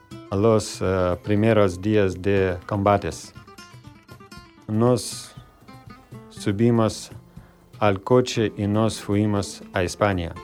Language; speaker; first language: Spanish; non-native, learner; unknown